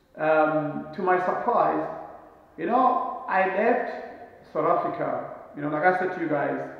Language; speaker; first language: English; non-native, local second language; Northern Sotho